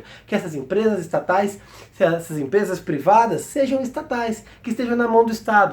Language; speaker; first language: Portuguese; native; Portuguese